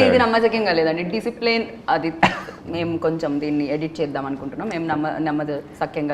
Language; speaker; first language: Telugu; native; Telugu